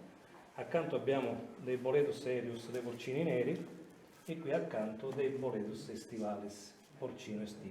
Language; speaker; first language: Italian; native; Italian